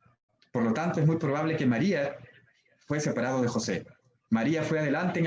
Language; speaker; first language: Spanish; native; Spanish